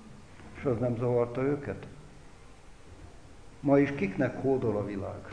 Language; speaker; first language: Hungarian; native; Hungarian